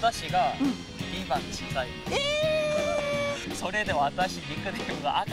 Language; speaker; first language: Japanese; non-native, learner; Korean